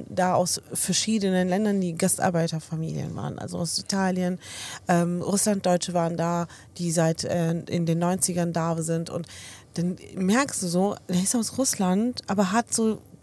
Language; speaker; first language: German; early bilingual, other home language; Arabic